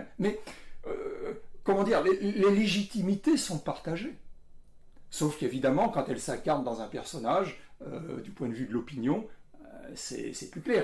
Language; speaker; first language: French; native; French